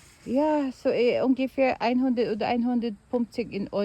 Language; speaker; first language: German; non-native, learner; Filipino